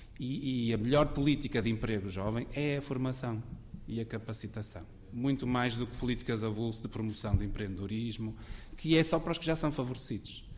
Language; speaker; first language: Portuguese; native; Portuguese